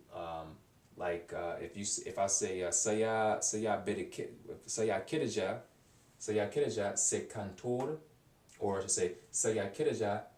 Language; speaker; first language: Indonesian; non-native, learner; English